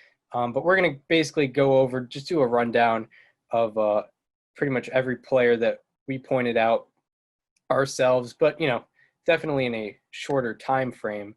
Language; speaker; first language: English; native; English